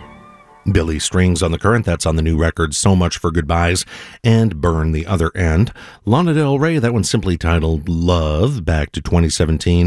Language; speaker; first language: English; native; English